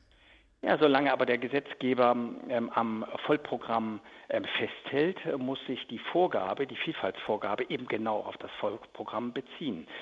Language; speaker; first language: German; native; German